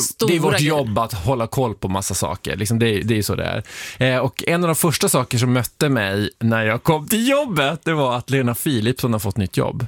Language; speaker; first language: Swedish; native; Swedish